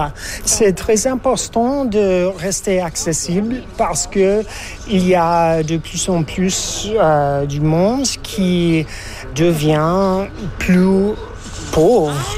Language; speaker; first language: French; non-native, fluent; English